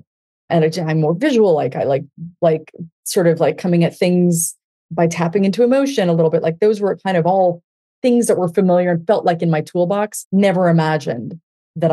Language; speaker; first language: English; native; English